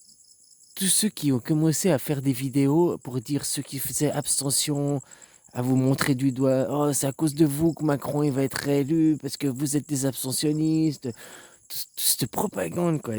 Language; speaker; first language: French; native; French